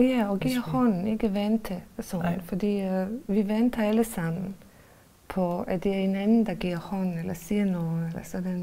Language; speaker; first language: Danish; non-native, fluent; Bosnian